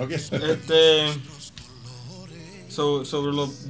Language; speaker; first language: Spanish; native; Spanish